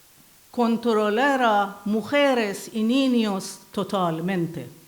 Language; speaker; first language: Spanish; non-native, learner; Persian